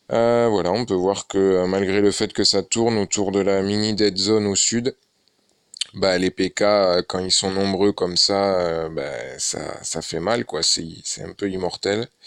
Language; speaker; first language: French; native; French